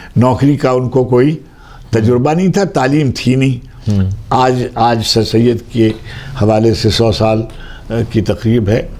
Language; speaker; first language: Urdu; native; Urdu